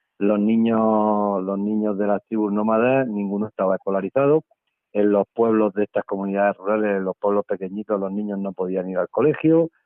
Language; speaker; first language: Spanish; native; Spanish